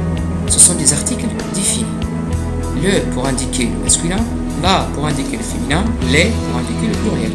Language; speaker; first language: French; non-native, fluent; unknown